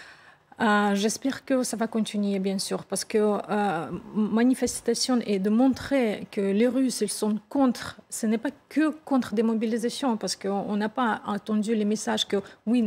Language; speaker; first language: French; non-native, fluent; Russian